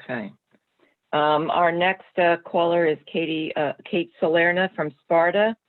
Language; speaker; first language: English; native; English